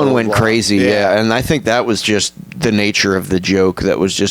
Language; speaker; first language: English; native; English